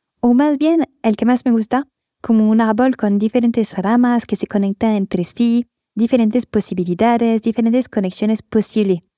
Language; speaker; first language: Spanish; non-native, fluent; French